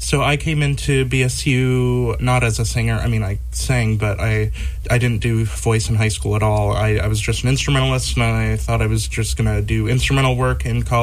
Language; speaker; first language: English; native; English